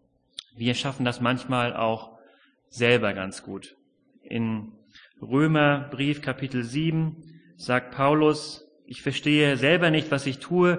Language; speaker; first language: German; native; German